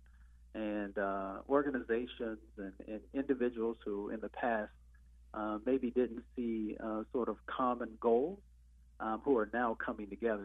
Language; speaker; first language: English; native; English